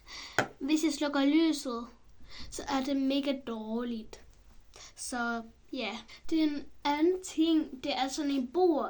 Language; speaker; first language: Danish; early bilingual, other home language; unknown